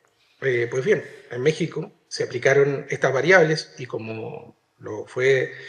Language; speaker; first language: Spanish; native; Spanish